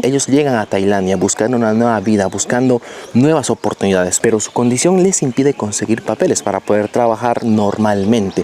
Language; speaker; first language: Spanish; native; Spanish